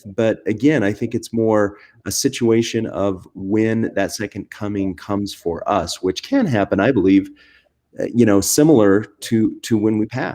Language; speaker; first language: English; native; English